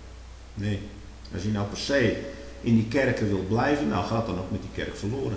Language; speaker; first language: Dutch; native; Dutch